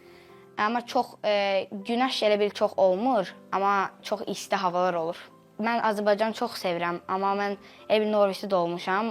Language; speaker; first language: Azerbaijani; early bilingual, heritage; Azerbaijani